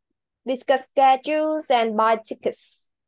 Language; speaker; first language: English; non-native, learner; Vietnamese